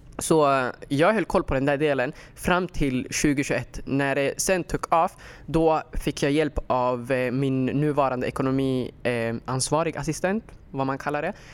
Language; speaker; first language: Swedish; early bilingual, other home language; Somali